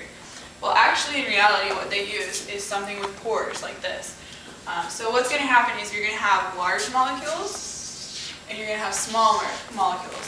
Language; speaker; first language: English; native; English